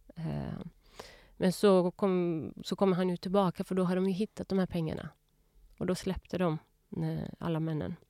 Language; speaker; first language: Swedish; early bilingual, other home language; Persian